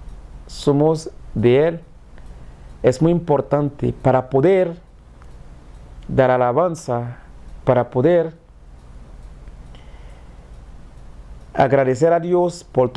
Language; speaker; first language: Spanish; non-native, fluent; Haitian Creole